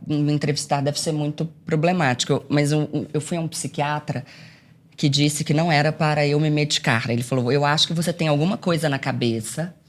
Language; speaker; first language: Portuguese; native; Portuguese